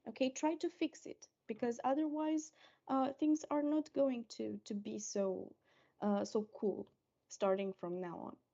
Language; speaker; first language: English; non-native, fluent; Romanian